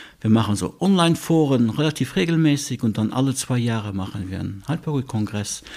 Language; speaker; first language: German; non-native, local second language; Luxembourgish